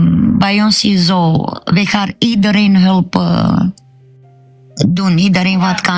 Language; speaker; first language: Dutch; non-native, learner; Romanian